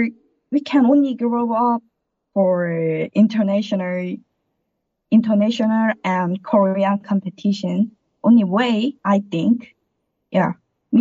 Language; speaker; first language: English; non-native, learner; Korean